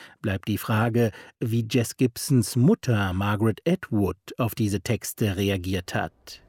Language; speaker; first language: German; native; German